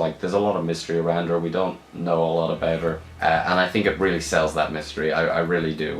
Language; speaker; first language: English; native; English